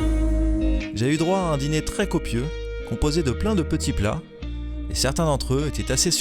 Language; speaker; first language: French; native; French